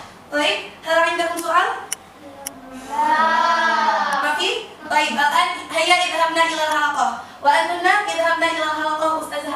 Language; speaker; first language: Arabic; non-native, learner; Indonesian